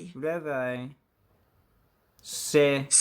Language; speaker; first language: French; non-native, learner; English